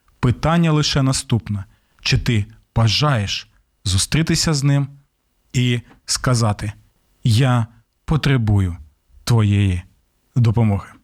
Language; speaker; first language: Ukrainian; native; Ukrainian